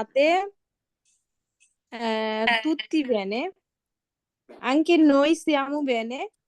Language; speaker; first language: Italian; non-native, learner; Bangla